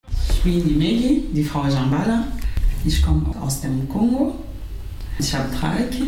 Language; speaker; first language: German; non-native, fluent; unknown